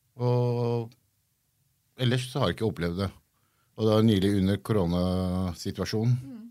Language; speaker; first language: Norwegian; early bilingual, other home language; Kurdish